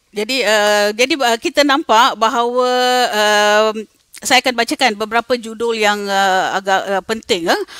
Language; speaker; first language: Malay; non-native, local second language; Tamil